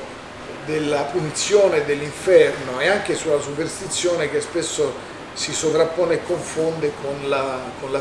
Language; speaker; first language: Italian; native; Italian